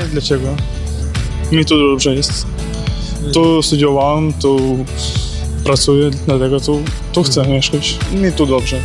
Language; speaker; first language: Polish; non-native, learner; Ukrainian